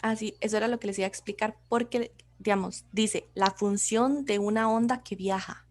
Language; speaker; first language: Spanish; native; Spanish